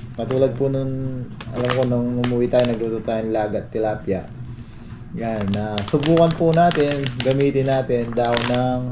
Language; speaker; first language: Filipino; non-native, local second language; Pampanga